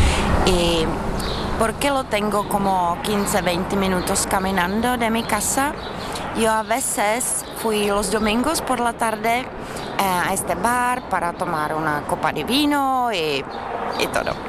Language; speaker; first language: Spanish; non-native, learner; Czech